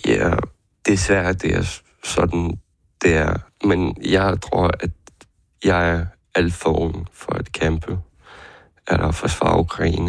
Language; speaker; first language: Danish; non-native, learner; Ukrainian